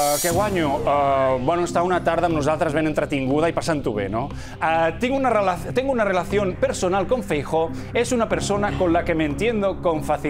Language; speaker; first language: Catalan; native; Catalan